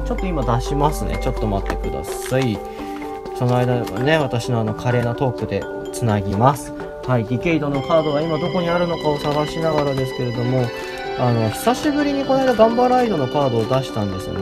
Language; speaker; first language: Japanese; native; Japanese